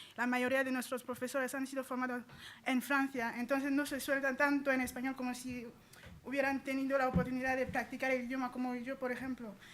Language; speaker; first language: Spanish; non-native, fluent; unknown